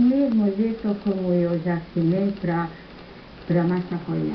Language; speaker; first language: Portuguese; non-native, learner; German